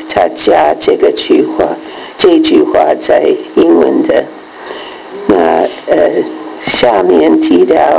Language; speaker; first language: Chinese; non-native, fluent; English